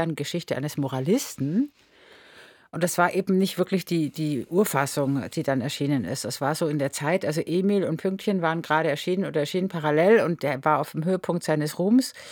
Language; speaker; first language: German; native; German